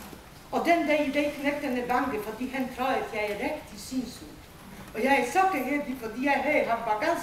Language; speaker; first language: Danish; non-native, fluent; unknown